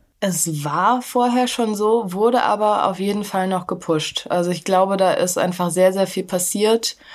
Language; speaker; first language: German; native; German